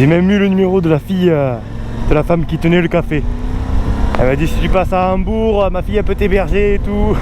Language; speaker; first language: French; native; French